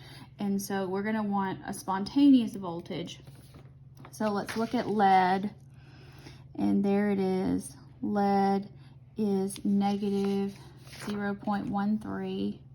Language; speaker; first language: English; native; English